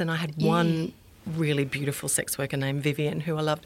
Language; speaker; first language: English; native; English